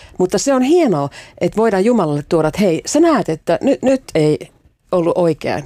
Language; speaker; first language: Finnish; native; Finnish